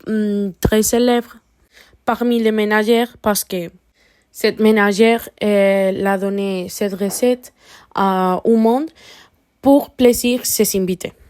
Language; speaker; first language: French; non-native, learner; Spanish